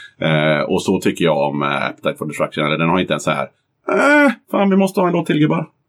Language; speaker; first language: Swedish; native; Swedish